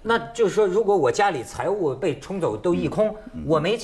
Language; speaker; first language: Chinese; native; Chinese